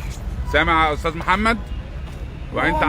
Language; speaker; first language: Arabic; native; Arabic